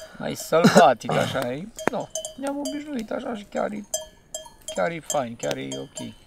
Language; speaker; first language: Romanian; native; Romanian